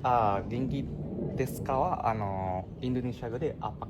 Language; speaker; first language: Japanese; non-native, learner; Indonesian